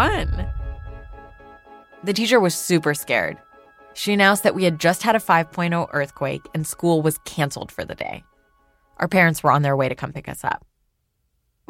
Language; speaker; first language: English; non-native, local second language; Urdu